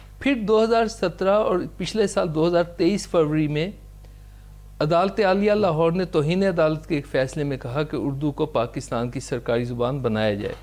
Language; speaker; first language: Urdu; non-native, local second language; Punjabi